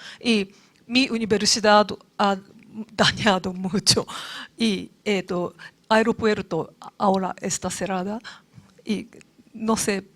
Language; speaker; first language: Spanish; non-native, learner; Japanese